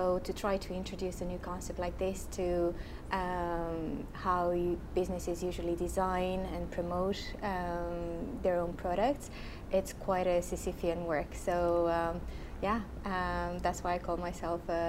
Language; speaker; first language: English; non-native, fluent; Romanian